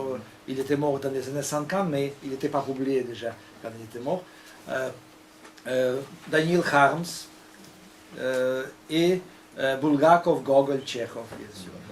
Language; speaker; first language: French; non-native, fluent; Russian